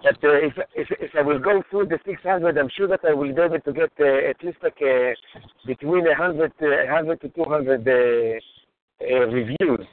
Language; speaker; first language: English; non-native, fluent; Hebrew